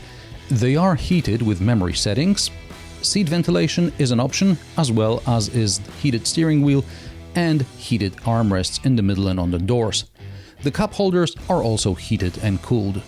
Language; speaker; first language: English; non-native, fluent; Polish